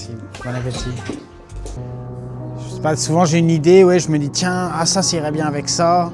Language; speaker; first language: French; native; French